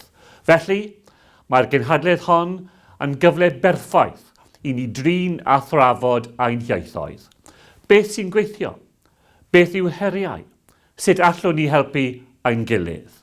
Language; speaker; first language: Welsh; non-native, local second language; English